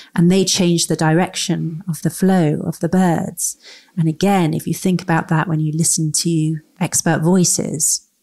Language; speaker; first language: English; native; English